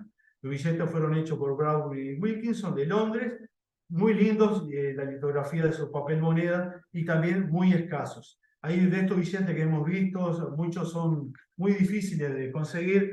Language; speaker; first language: Spanish; native; Spanish